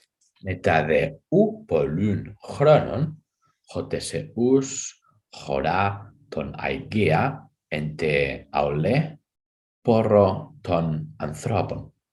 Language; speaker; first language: Greek; non-native, fluent; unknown